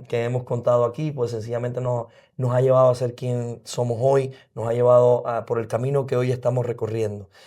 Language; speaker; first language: Spanish; native; Spanish